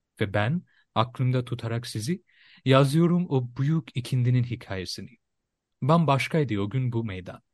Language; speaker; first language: Turkish; non-native, fluent; Bangla